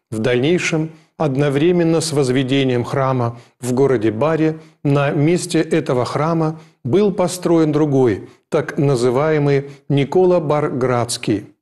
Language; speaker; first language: Russian; native; Russian